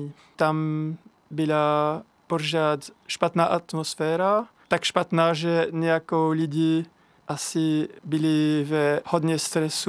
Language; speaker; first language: Czech; non-native, learner; French